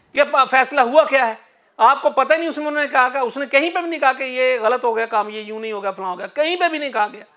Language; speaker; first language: Urdu; non-native, local second language; Punjabi